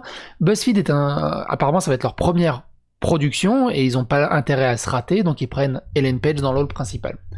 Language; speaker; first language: French; native; French